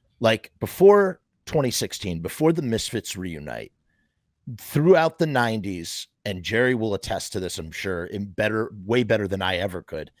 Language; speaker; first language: English; native; English